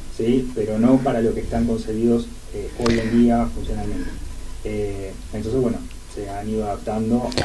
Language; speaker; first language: Spanish; native; Spanish